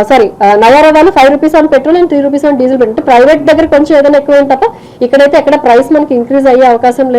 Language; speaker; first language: Telugu; native; Telugu